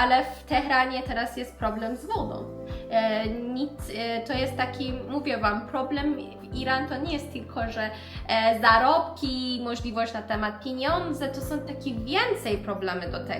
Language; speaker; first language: Polish; non-native, learner; Persian